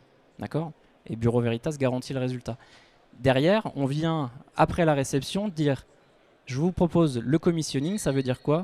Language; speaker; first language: French; native; French